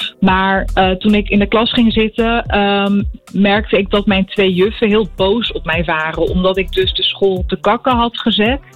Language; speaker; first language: Dutch; early bilingual, other home language; Arabic